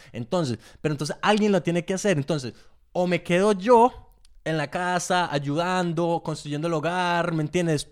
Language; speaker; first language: Spanish; early bilingual, heritage; Spanish